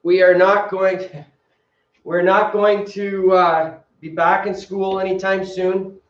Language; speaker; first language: English; native; English